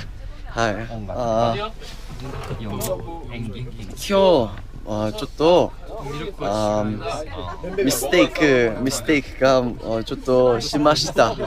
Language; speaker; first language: Japanese; non-native, learner; Korean